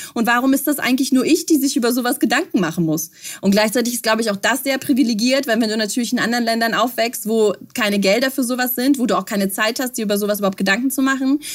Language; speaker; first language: German; early bilingual, other home language; Russian